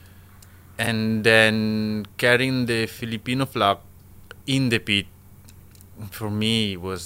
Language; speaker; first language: English; non-native, learner; Italian